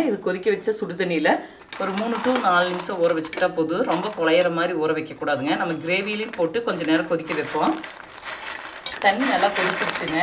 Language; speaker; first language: Tamil; native; Tamil